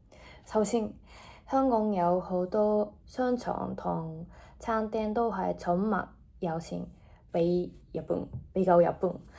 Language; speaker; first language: Cantonese; non-native, fluent; Japanese